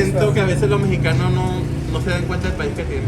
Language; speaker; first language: Spanish; native; Spanish